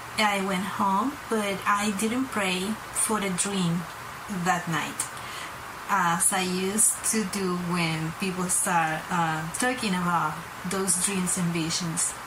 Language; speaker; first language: English; non-native, fluent; Spanish